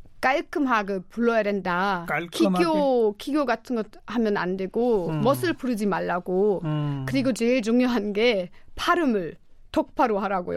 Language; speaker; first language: Korean; non-native, fluent; German